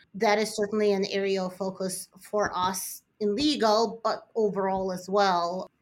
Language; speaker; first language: English; early bilingual, other home language; Russian